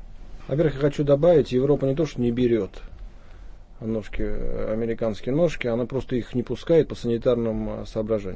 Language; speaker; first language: Russian; native; Russian